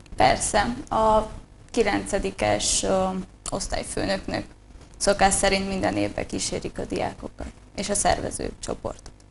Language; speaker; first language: Hungarian; native; Hungarian